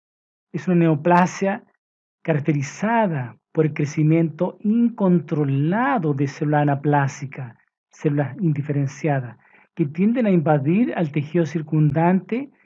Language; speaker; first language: Spanish; native; Spanish